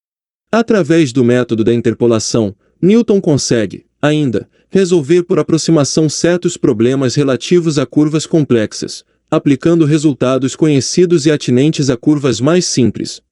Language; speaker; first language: Portuguese; native; Portuguese